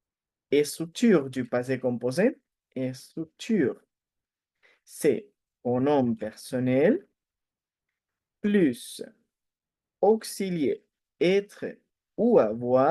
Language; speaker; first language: French; non-native, fluent; Spanish